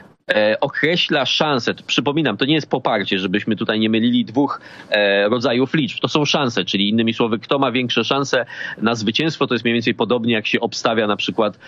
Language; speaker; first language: Polish; native; Polish